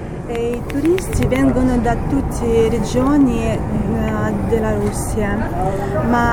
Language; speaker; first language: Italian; non-native, fluent; Russian